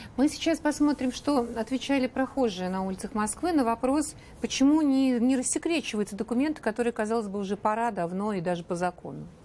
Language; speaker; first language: Russian; native; Russian